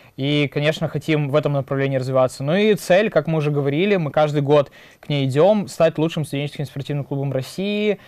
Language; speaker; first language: Russian; native; Russian